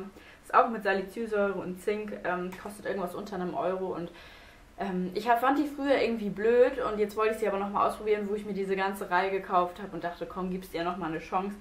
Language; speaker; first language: German; native; German